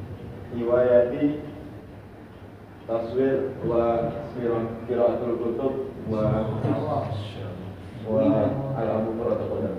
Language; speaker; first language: Arabic; non-native, learner; Indonesian